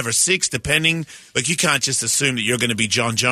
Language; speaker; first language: English; native; English